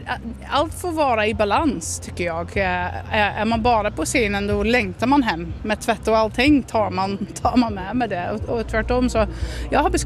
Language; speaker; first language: Swedish; non-native, fluent; Dutch